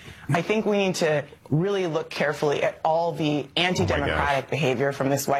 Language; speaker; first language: English; native; English